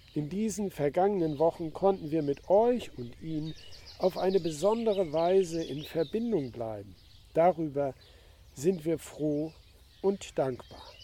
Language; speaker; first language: German; native; German